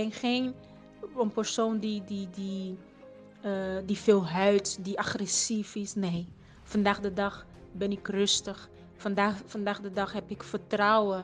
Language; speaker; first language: Dutch; non-native, fluent; Portuguese